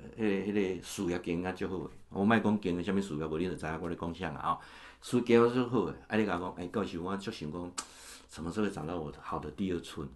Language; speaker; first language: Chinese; native; Chinese